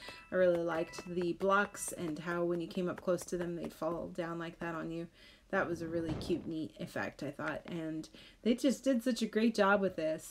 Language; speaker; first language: English; native; English